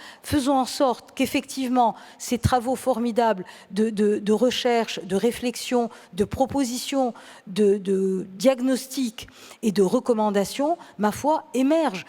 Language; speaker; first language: French; native; French